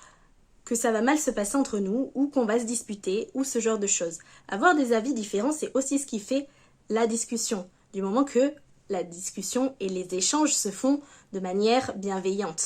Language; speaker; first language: French; native; French